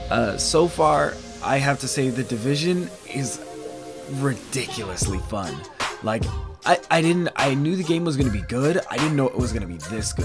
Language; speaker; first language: English; native; English